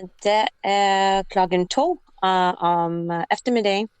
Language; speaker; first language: Danish; non-native, learner; English